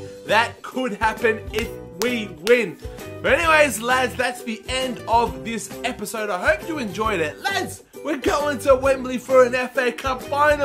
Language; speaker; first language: English; native; English